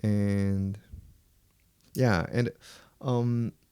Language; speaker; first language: English; non-native, fluent; Japanese